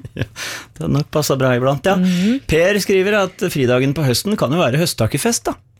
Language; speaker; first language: Norwegian; native; Norwegian